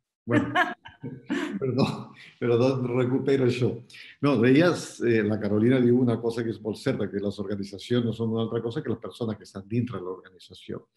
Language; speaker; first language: Catalan; non-native, local second language; Spanish